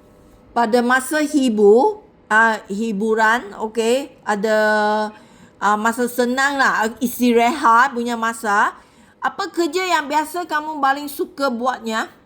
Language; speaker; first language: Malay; non-native, local second language; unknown